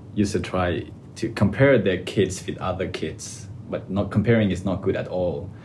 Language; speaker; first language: English; non-native, fluent; Persian